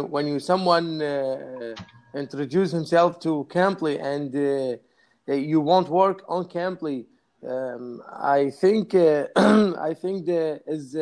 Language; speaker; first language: English; non-native, learner; Arabic